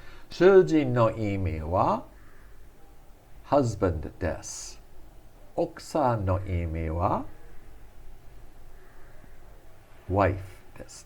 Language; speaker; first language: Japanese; non-native, fluent; English